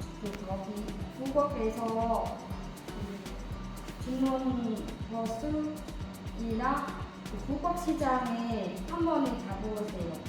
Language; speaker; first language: Korean; non-native, learner; Vietnamese